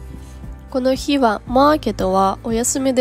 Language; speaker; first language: Japanese; non-native, fluent; Ukrainian